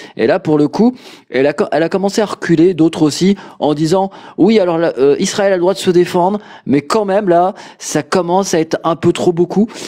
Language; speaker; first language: French; native; French